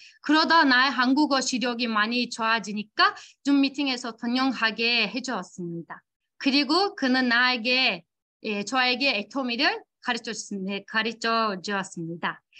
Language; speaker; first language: Korean; non-native, fluent; Turkish